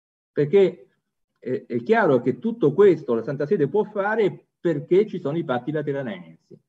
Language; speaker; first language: Italian; native; Italian